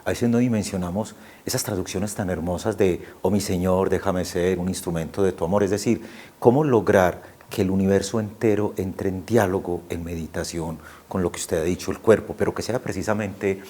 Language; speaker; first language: Spanish; native; Spanish